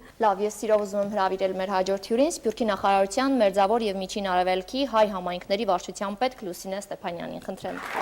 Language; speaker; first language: Armenian; native; Armenian